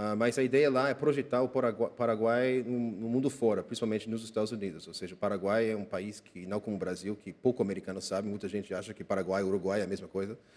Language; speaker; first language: Portuguese; non-native, fluent; English